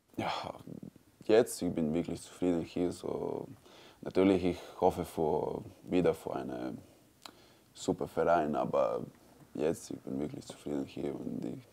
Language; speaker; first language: German; non-native, learner; Croatian